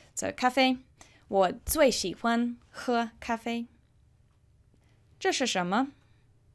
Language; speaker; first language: Chinese; non-native, fluent; English